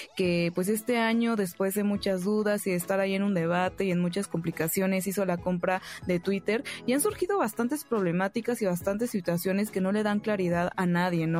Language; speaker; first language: Spanish; native; Spanish